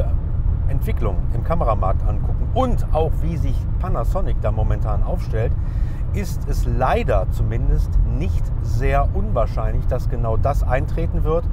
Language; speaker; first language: German; native; German